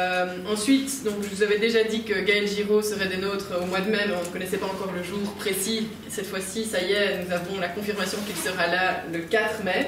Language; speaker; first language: French; native; French